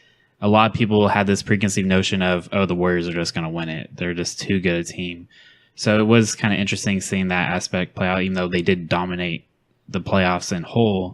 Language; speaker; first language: English; native; English